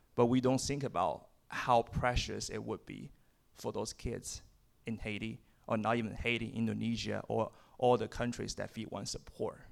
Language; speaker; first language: English; non-native, fluent; Chinese